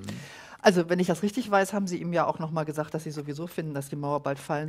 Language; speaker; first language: German; native; German